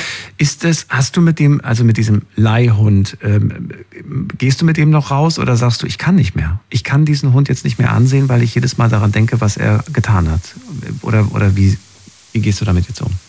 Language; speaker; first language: German; native; German